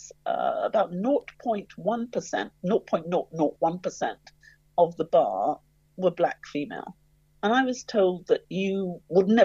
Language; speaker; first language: English; native; English